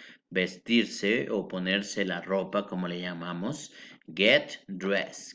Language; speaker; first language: Spanish; native; Spanish